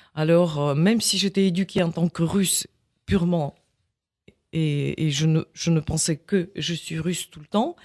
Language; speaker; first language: French; non-native, fluent; Russian